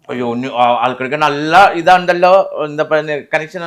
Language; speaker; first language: Malayalam; non-native, fluent; Assamese